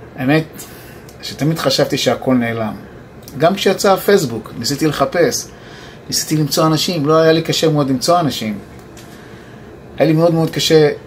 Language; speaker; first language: Hebrew; native; Hebrew